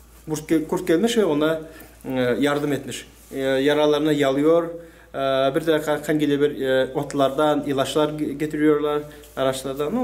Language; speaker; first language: Turkish; non-native, learner; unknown